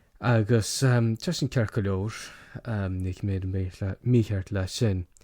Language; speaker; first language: Irish; native; Irish